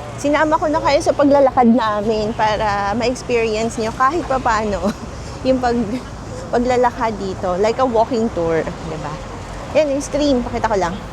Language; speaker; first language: Filipino; native; Filipino